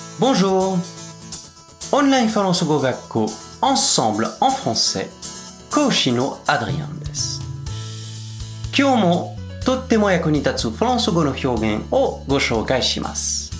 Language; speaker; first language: Japanese; non-native, fluent; French